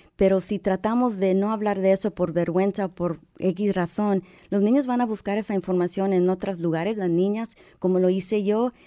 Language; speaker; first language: Spanish; early bilingual, heritage; Spanish